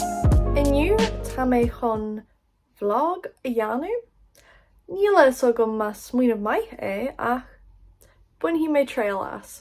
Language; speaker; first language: Irish; non-native, local second language; English